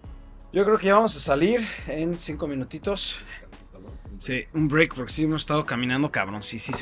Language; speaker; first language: Spanish; native; Spanish